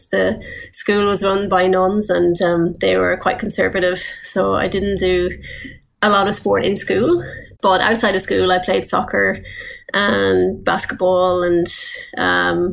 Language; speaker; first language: English; native; English